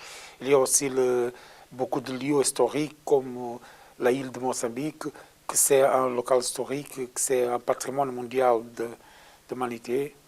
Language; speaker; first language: French; non-native, learner; Portuguese